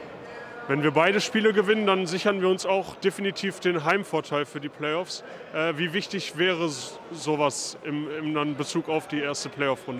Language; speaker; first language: German; native; German